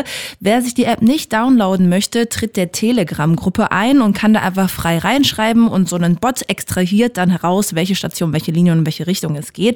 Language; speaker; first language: German; native; German